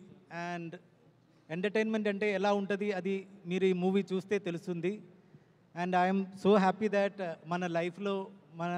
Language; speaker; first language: Telugu; non-native, learner; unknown